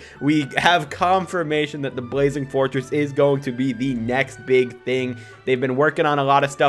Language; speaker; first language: English; native; English